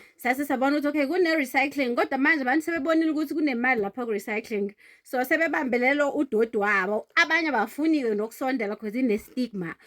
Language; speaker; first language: Zulu; native; Zulu